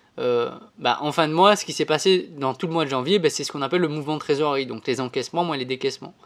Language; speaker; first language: French; native; French